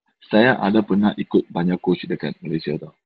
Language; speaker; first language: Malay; non-native, local second language; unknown